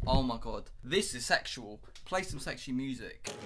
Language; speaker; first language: English; native; English